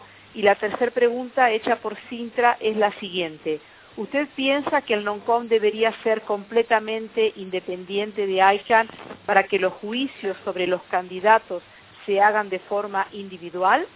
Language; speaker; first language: Spanish; native; Spanish